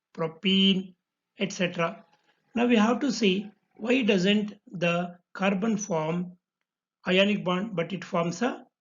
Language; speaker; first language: English; non-native, local second language; Kannada